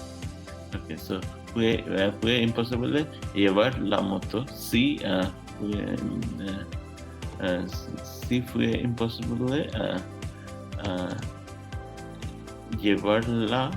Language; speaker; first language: Spanish; non-native, learner; English